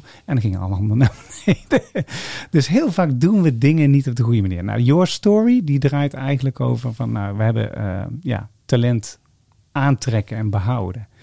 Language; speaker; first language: Dutch; native; Dutch